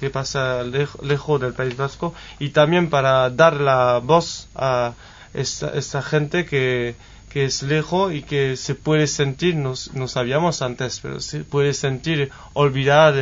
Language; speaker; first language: Spanish; non-native, fluent; French